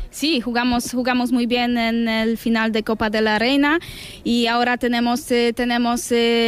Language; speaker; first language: Spanish; non-native, learner; Polish